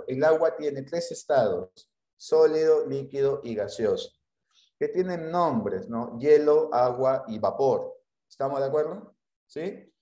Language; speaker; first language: Spanish; native; Spanish